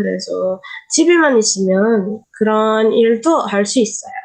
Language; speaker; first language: Korean; non-native, learner; Indonesian